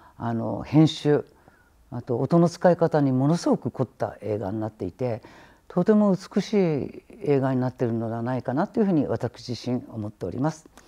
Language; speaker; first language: Japanese; native; Japanese